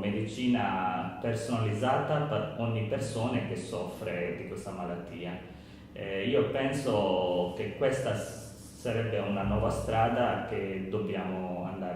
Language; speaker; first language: Italian; non-native, learner; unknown